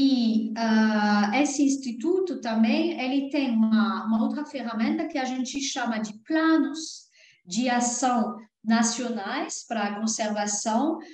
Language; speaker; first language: Portuguese; non-native, fluent; French